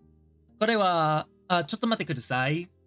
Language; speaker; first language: Japanese; non-native, learner; English